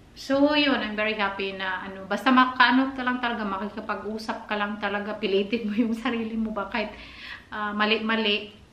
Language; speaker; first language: Filipino; non-native, local second language; Cebuano